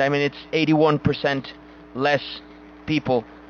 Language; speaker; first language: English; non-native, fluent; Spanish